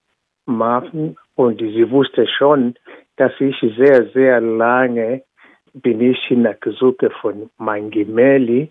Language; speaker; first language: German; non-native, fluent; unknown